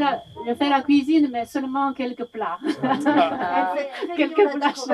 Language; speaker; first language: French; non-native, learner; Chinese